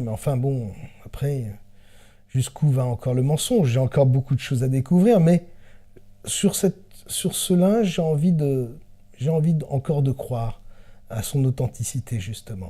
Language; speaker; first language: French; native; French